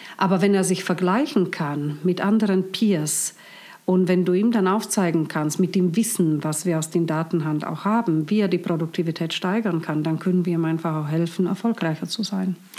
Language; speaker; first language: German; non-native, fluent; Slovak